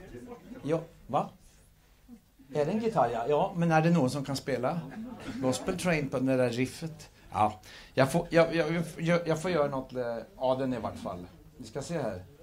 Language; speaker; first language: Swedish; native; Swedish